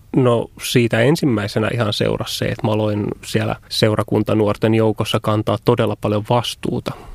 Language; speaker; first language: Finnish; native; Finnish